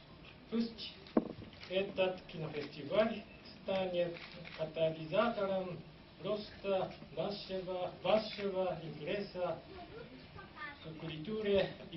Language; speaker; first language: Russian; non-native, fluent; Japanese